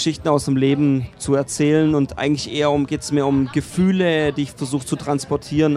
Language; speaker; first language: German; native; German